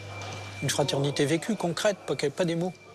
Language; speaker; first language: French; native; French